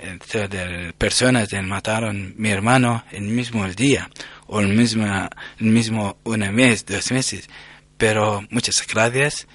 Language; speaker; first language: Spanish; non-native, learner; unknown